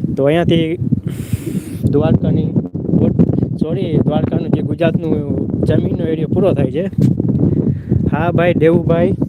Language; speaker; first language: Gujarati; native; Gujarati